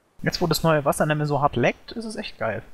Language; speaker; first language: German; native; German